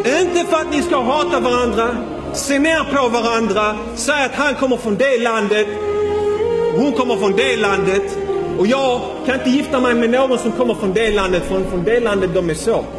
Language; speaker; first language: Swedish; non-native, fluent; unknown